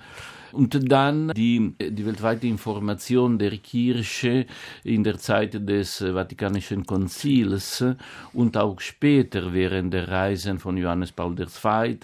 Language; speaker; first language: German; non-native, fluent; Italian